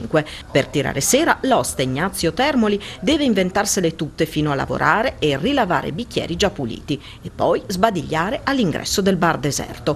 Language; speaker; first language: Italian; native; Italian